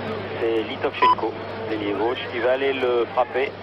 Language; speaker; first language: French; native; French